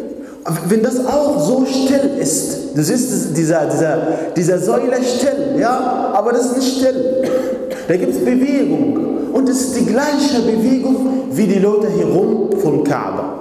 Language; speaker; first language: German; non-native, fluent; Arabic